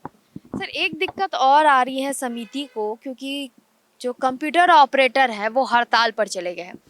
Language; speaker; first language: Hindi; native; Hindi